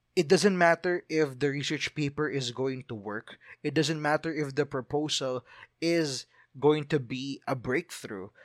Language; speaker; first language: English; non-native, local second language; Filipino